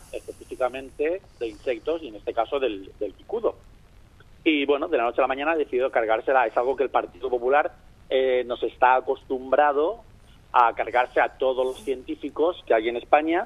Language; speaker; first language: Spanish; native; Spanish